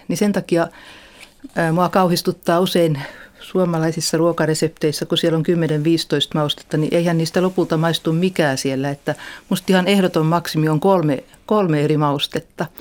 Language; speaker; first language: Finnish; native; Finnish